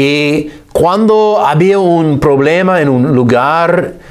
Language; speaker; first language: Spanish; non-native, fluent; English